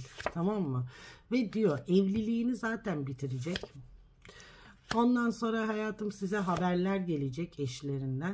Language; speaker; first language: Turkish; early bilingual, heritage; Turkish